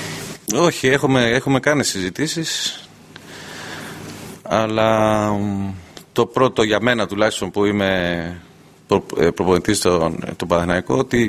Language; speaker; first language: Greek; non-native, fluent; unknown